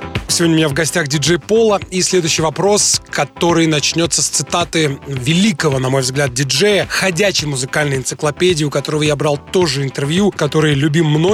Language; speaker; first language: Russian; native; Russian